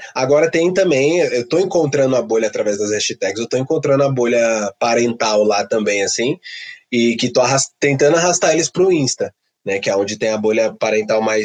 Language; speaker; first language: Portuguese; native; Portuguese